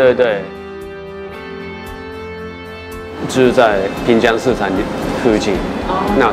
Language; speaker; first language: Chinese; non-native, fluent; Japanese